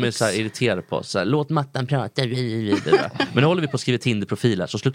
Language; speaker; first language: Swedish; native; Swedish